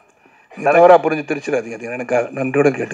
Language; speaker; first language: Tamil; native; Tamil